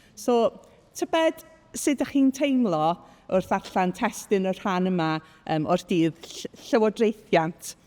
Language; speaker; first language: Welsh; native; Welsh